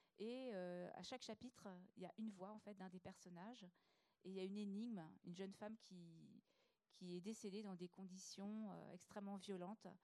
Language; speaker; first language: French; native; French